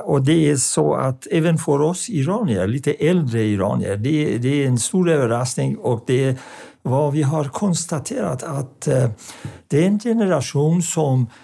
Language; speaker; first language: Swedish; non-native, fluent; Persian